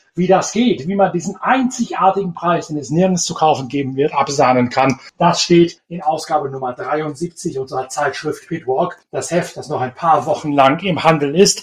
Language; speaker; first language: German; native; German